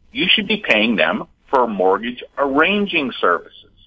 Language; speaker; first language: English; native; English